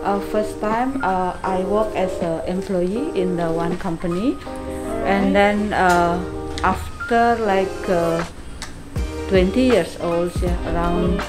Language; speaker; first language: English; non-native, learner; Indonesian